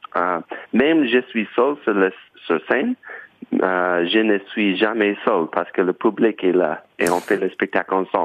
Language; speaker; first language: French; non-native, learner; English